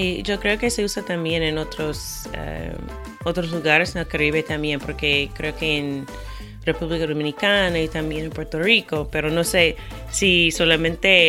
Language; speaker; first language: Spanish; non-native, fluent; English